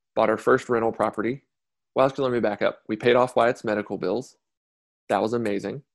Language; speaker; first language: English; native; English